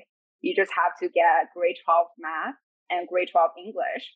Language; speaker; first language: English; non-native, fluent; Chinese